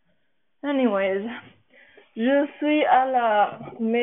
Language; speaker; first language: French; non-native, learner; English